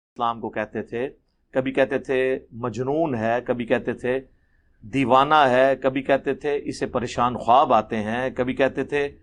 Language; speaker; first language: Urdu; non-native, local second language; Punjabi